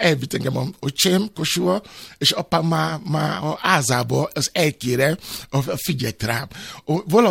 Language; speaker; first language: Hungarian; non-native, learner; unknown